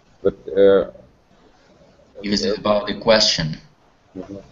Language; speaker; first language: English; non-native, fluent; Russian